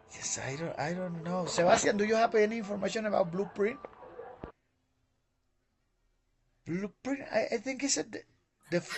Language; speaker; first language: English; non-native, learner; Spanish